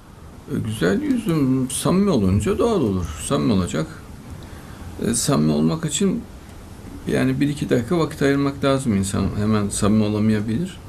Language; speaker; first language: Turkish; native; Turkish